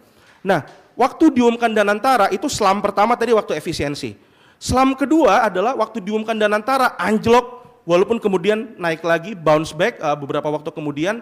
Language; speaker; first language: Indonesian; native; Indonesian